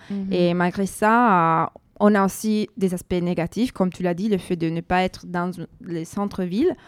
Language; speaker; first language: French; non-native, fluent; Italian